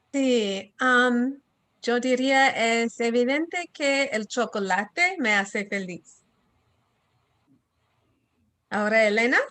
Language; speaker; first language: Spanish; early bilingual, heritage; Spanish